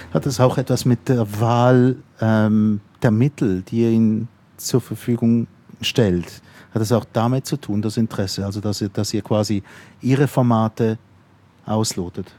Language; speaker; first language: German; native; German